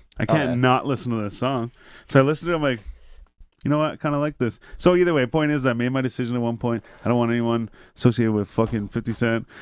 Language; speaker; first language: English; native; English